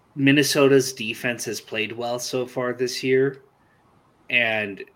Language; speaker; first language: English; native; English